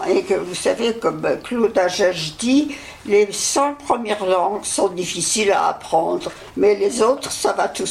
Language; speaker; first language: French; early bilingual, other home language; Yiddish